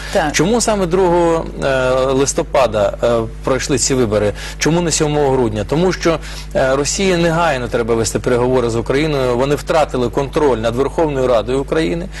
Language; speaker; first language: Ukrainian; non-native, local second language; Russian